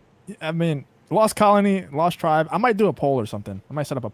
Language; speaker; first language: English; native; English